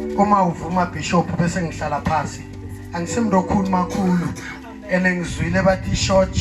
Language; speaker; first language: Zulu; non-native, local second language; South Ndebele